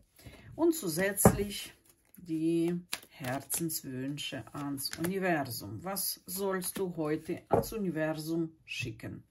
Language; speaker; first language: German; non-native, fluent; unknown